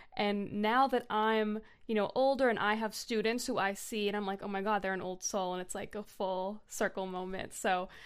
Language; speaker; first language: English; native; English